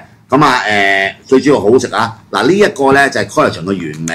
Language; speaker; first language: Cantonese; native; Cantonese